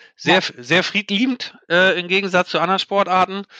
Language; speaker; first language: German; native; German